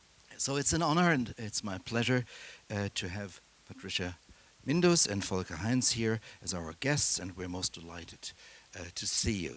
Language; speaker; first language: English; non-native, fluent; German